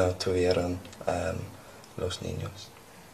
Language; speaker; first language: Spanish; non-native, learner; English